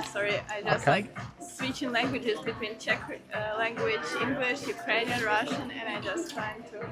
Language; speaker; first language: English; non-native, learner; Ukrainian